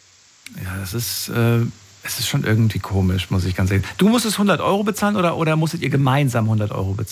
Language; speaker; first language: German; native; German